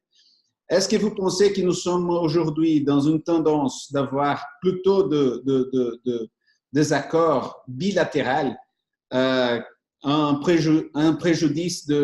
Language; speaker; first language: French; non-native, fluent; Portuguese